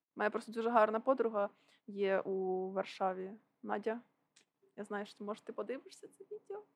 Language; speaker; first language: Ukrainian; native; Ukrainian